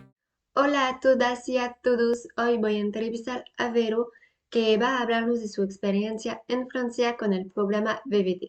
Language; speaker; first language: Spanish; non-native, fluent; French